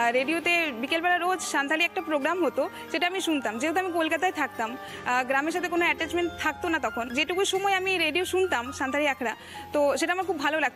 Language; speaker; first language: Bangla; non-native, local second language; Santali